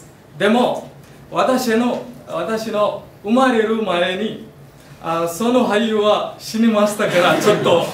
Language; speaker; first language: Japanese; non-native, learner; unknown